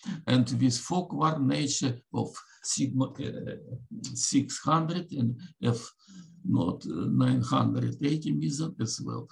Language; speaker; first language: English; non-native, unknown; Russian